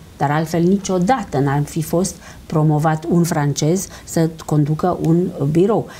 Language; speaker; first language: Romanian; early bilingual, heritage; Romanian